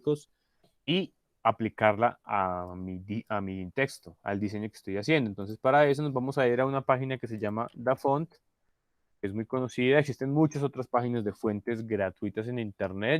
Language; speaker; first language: Spanish; native; Spanish